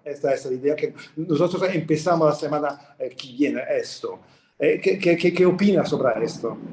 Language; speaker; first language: Spanish; non-native, learner; Italian